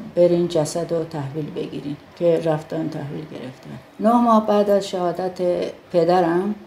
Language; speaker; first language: Persian; native; Persian